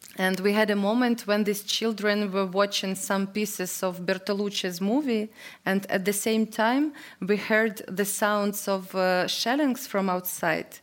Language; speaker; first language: English; non-native, fluent; Ukrainian